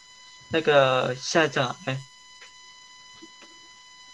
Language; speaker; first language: Chinese; early bilingual, heritage; Chinese